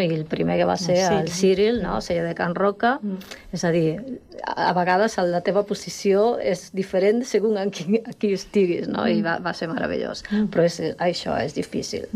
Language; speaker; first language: Catalan; non-native, local second language; Spanish